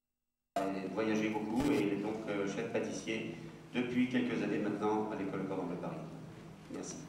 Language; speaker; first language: French; native; French